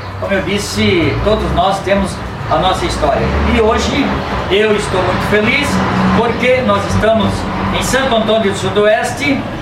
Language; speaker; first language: Portuguese; native; Portuguese